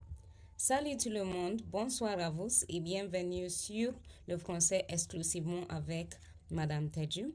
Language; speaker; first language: French; non-native, fluent; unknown